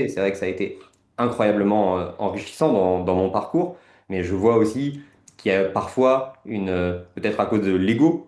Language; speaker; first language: French; native; French